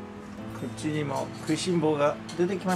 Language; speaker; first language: Japanese; native; Japanese